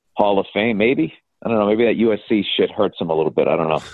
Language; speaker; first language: English; native; English